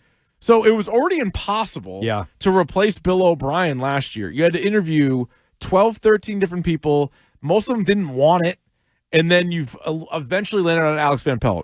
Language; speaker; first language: English; native; English